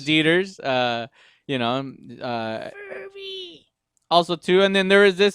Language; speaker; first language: English; native; English